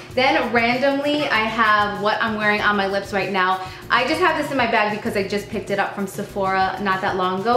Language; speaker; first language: English; native; English